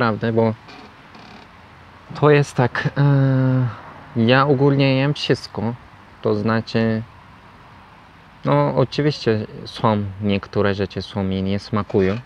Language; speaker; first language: Polish; non-native, fluent; Turkish